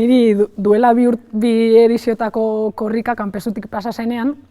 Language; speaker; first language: Basque; non-native, local second language; Spanish